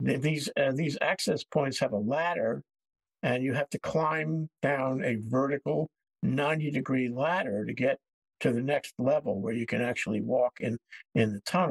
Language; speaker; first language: English; native; English